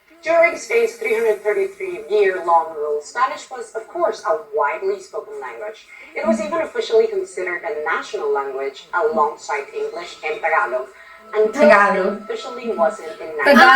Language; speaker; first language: English; non-native, local second language; Filipino